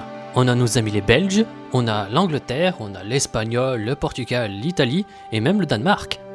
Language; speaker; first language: French; native; French